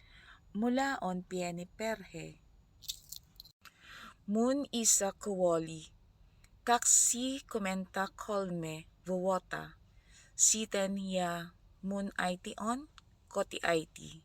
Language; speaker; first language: Finnish; non-native, learner; Filipino